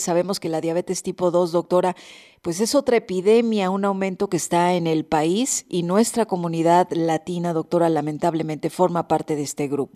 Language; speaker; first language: Spanish; native; Spanish